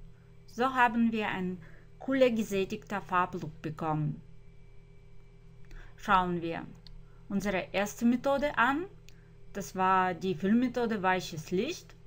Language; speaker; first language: German; non-native, fluent; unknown